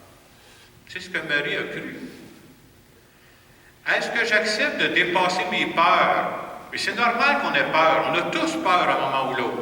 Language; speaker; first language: French; native; French